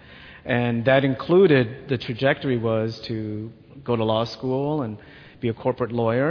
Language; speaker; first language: English; native; English